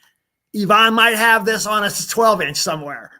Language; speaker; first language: English; native; English